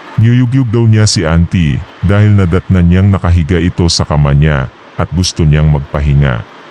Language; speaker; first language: Filipino; native; Filipino